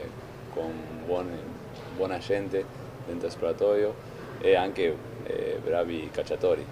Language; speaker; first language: Italian; non-native, fluent; Spanish